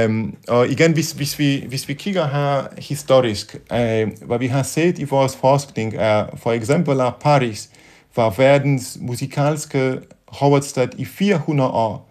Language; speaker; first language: Danish; non-native, fluent; Polish